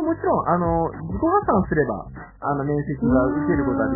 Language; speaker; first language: Japanese; native; Japanese